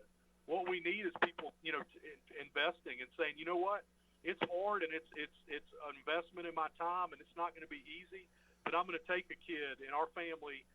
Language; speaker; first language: English; native; English